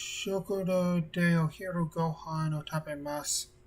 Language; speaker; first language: Japanese; non-native, learner; English